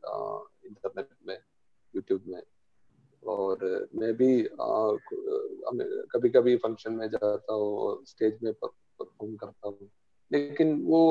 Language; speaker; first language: Hindi; non-native, local second language; Malayalam